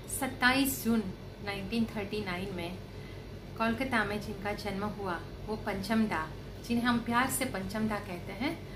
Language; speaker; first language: Hindi; non-native, local second language; Gujarati